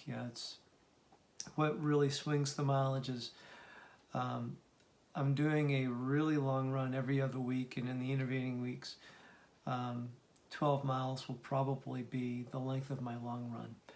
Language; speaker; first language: English; native; English